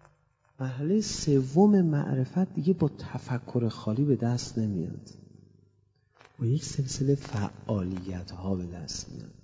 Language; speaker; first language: Persian; native; Persian